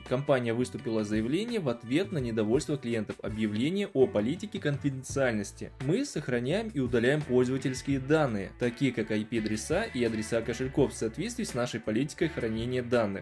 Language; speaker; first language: Russian; native; Russian